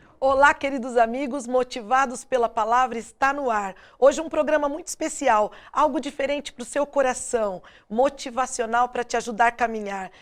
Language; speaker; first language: Portuguese; native; Portuguese